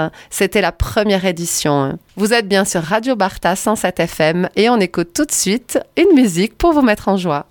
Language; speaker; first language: French; native; French